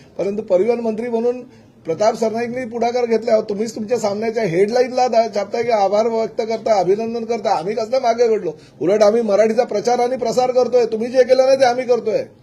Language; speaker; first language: Marathi; native; Marathi